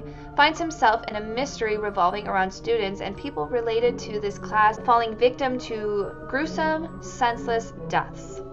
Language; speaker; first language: English; native; English